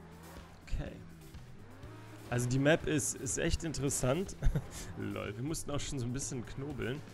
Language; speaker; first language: German; native; German